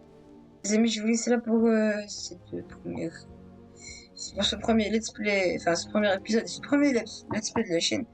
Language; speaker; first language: French; native; French